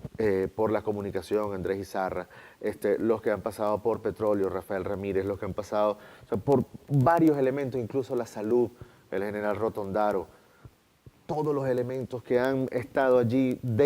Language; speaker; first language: Spanish; native; Spanish